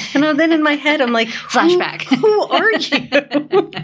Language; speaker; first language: English; native; English